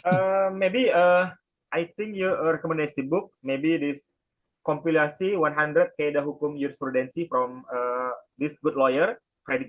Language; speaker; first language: English; non-native, learner; Indonesian